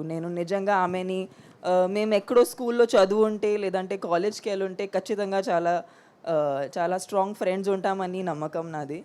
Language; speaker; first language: Telugu; non-native, local second language; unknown